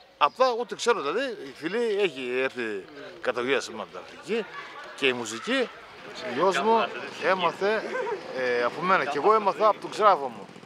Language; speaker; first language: Greek; native; Greek